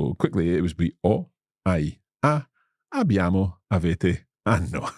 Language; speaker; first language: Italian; non-native, fluent; English